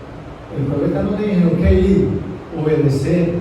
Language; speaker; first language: Spanish; native; Spanish